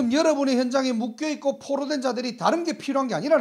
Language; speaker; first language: Korean; native; Korean